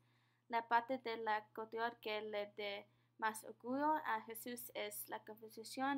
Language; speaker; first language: Spanish; non-native, learner; English